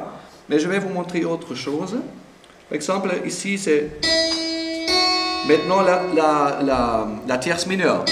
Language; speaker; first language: French; non-native, fluent; German